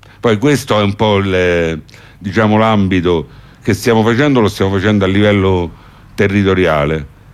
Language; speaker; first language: Italian; native; Italian